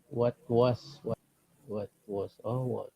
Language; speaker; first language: English; non-native, learner; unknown